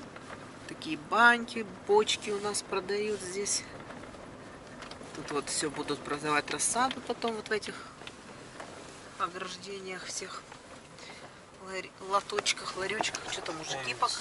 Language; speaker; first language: Russian; native; Russian